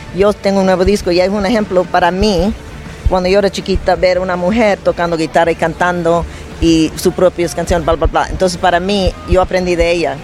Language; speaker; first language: Spanish; early bilingual, heritage; Spanish